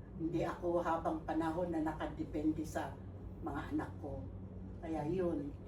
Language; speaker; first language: Filipino; non-native, local second language; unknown